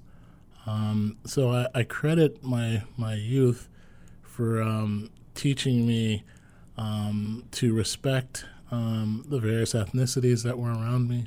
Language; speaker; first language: English; native; English